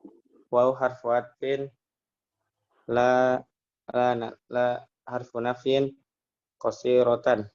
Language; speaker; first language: Arabic; non-native, learner; Indonesian